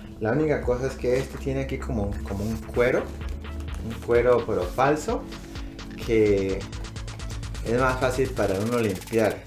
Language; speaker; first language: Spanish; early bilingual, heritage; English